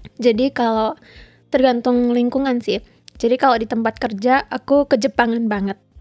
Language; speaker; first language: Indonesian; early bilingual, heritage; Indonesian